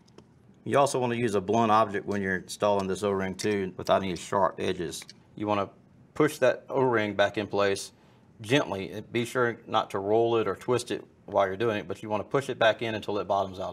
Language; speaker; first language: English; native; English